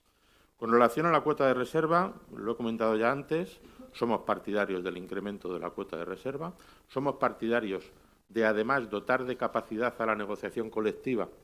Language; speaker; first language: Spanish; native; Spanish